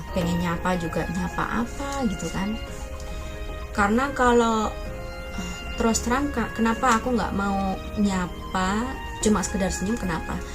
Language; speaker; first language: Indonesian; non-native, local second language; Javanese